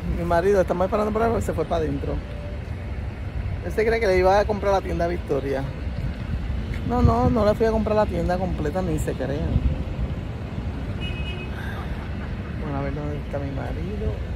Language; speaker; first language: Spanish; native; Spanish